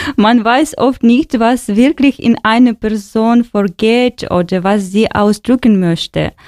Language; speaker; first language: German; non-native, learner; Russian